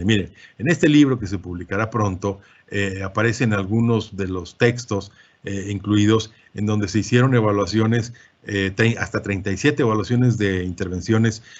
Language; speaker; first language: Spanish; native; Spanish